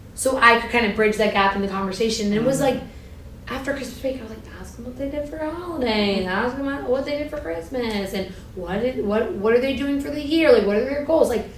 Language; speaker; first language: English; native; English